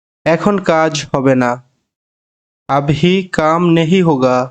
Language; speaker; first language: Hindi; non-native, fluent; Bangla